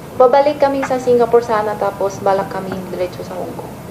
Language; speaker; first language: Filipino; non-native, learner; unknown